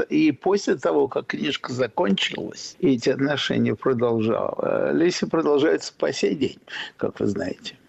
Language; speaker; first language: Russian; native; Russian